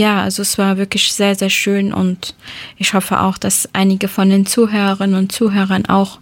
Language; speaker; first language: German; early bilingual, other home language; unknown